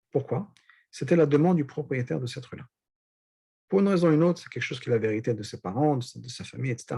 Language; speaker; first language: French; native; French